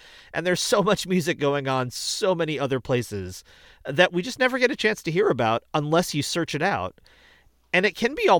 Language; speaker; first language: English; native; English